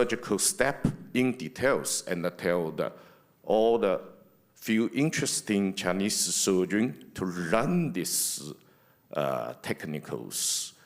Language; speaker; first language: English; non-native, fluent; Chinese